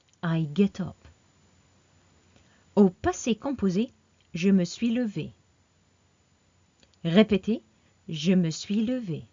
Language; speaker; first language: French; non-native, fluent; English